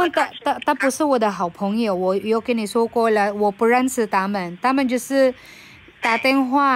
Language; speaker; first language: Chinese; non-native, fluent; Filipino